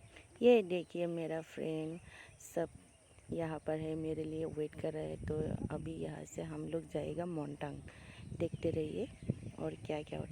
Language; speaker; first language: Hindi; non-native, local second language; Kok Borok